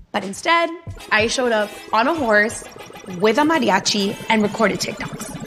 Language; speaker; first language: English; native; English